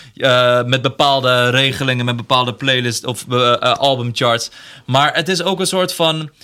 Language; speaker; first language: Dutch; early bilingual, other home language; Persian